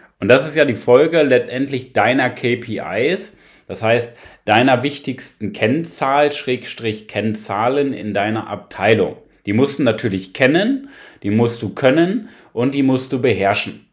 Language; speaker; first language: German; native; German